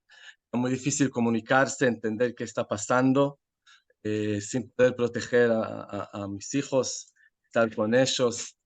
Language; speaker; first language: Spanish; non-native, fluent; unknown